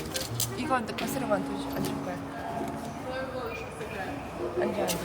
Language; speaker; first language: Korean; non-native, learner; Russian